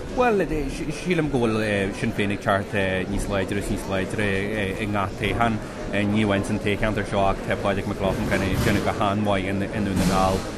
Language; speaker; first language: Irish; native; Irish